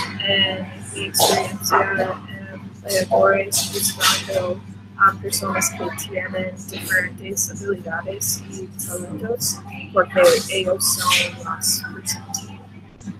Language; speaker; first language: Spanish; non-native, learner; English